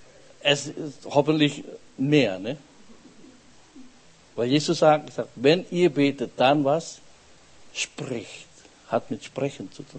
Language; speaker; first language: German; non-native, fluent; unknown